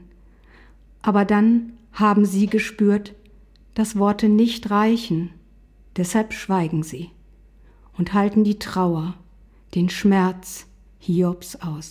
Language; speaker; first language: German; native; German